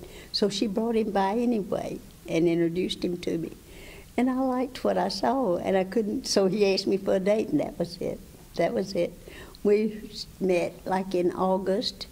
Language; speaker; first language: English; native; English